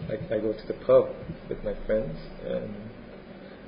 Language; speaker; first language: English; non-native, fluent; Korean